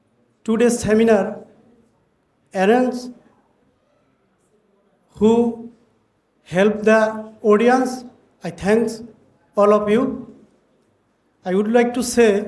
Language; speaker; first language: English; non-native, learner; Bangla